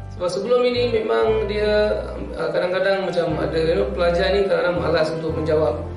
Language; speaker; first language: Malay; non-native, local second language; Tamil